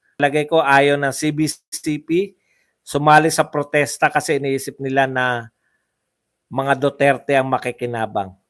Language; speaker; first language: Filipino; non-native, local second language; Cebuano